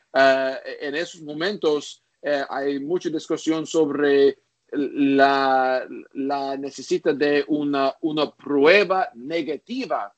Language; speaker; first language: Spanish; non-native, learner; English